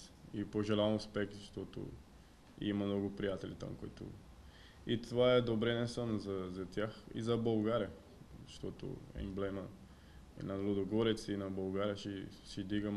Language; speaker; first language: Bulgarian; non-native, learner; Portuguese